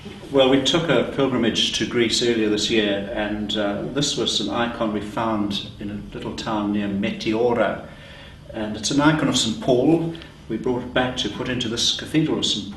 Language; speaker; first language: English; native; English